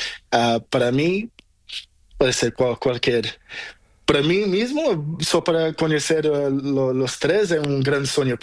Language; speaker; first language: Spanish; non-native, learner; Portuguese